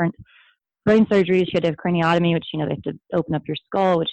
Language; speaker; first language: English; native; English